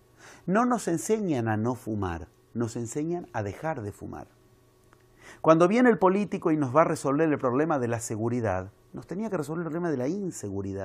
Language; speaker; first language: Spanish; native; Spanish